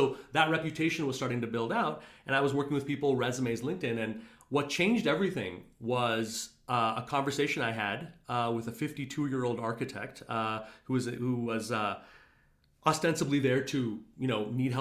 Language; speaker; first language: English; native; English